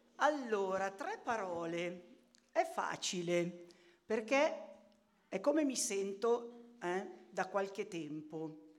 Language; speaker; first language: Italian; native; Italian